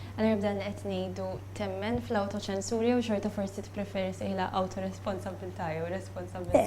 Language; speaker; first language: Maltese; native; Maltese